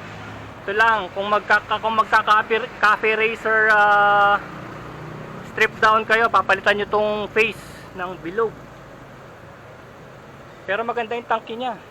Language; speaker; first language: Filipino; native; Filipino